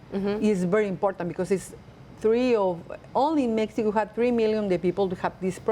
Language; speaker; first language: English; non-native, learner; Spanish